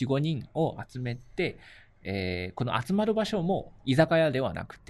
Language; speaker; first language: Japanese; native; Japanese